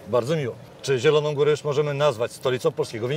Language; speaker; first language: Polish; native; Polish